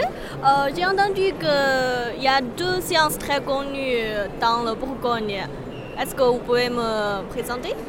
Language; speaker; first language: French; non-native, fluent; Chinese